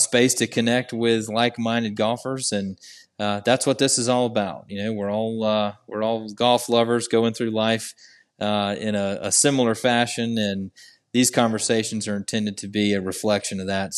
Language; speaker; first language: English; native; English